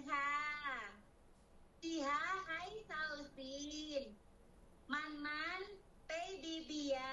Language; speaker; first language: Cantonese; non-native, learner; Indonesian